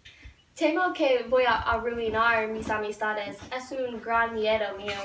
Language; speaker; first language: Spanish; non-native, learner; English